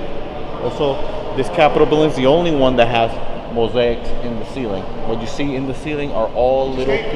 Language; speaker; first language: English; non-native, local second language; Spanish